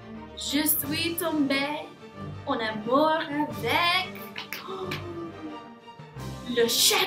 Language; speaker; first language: French; non-native, learner; English